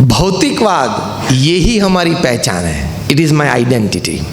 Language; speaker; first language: Hindi; non-native, local second language; Gujarati